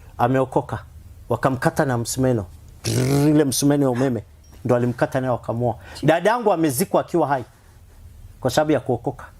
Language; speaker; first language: Swahili; non-native, fluent; Somali